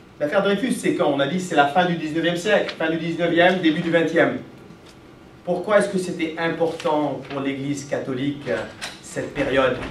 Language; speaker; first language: French; native; French